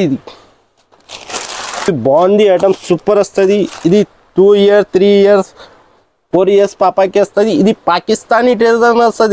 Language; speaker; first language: Telugu; non-native, local second language; Urdu